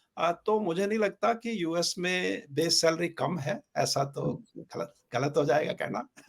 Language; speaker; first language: Hindi; native; Hindi